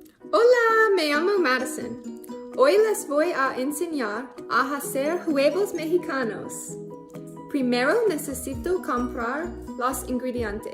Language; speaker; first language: Spanish; non-native, learner; English